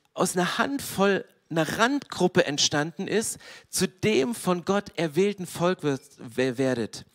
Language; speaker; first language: German; native; German